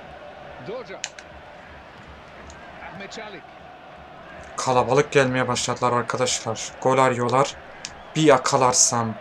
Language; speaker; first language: Turkish; native; Turkish